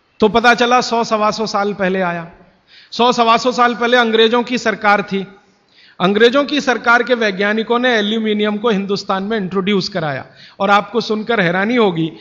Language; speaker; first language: Hindi; native; Hindi